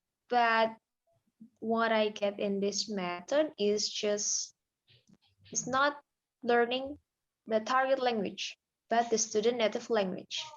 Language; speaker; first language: English; non-native, learner; Indonesian